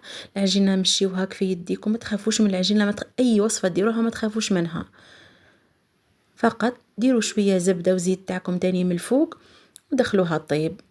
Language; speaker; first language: Arabic; native; Arabic